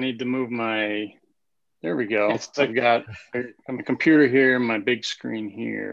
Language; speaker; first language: English; native; English